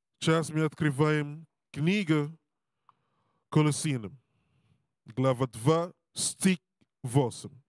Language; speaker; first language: Russian; non-native, learner; English